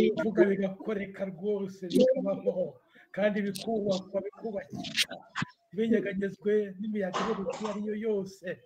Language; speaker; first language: Kinyarwanda; native; Kinyarwanda